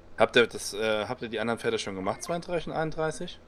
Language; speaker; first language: German; native; German